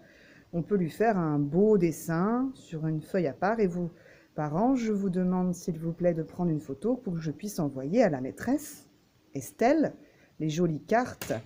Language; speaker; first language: French; native; French